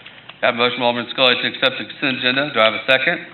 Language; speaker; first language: English; native; English